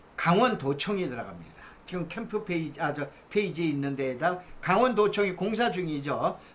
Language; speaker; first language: Korean; native; Korean